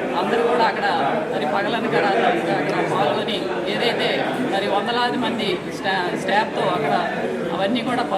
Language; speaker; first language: Telugu; native; Telugu